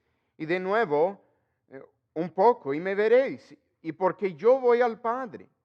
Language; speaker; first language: Spanish; non-native, fluent; English